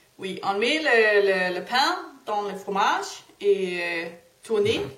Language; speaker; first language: French; non-native, learner; Danish